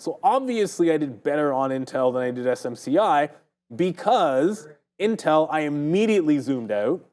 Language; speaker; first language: English; native; English